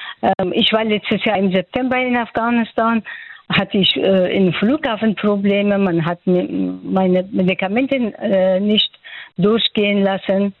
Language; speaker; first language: German; non-native, fluent; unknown